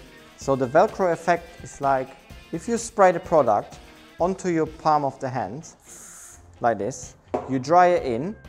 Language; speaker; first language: English; non-native, fluent; German